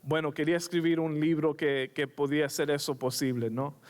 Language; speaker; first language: Spanish; early bilingual, heritage; Spanish